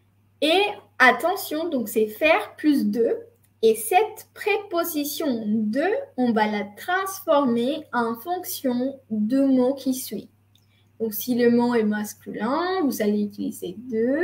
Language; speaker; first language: French; non-native, fluent; Spanish